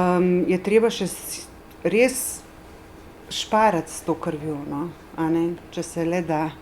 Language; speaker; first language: Slovenian; native; Slovenian